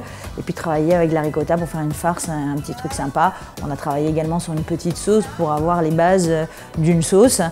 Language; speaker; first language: French; native; French